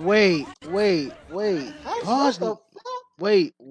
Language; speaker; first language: English; native; English